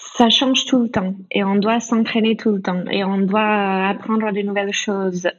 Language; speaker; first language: French; non-native, fluent; English